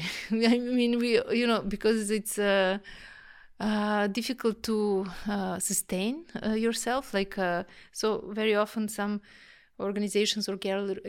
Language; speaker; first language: English; non-native, fluent; Serbian